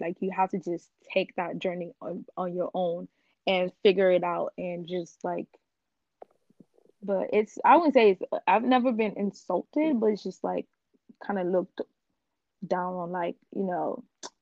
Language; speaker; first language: English; non-native, local second language; Yoruba